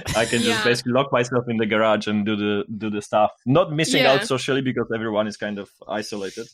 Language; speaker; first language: English; non-native, fluent; Polish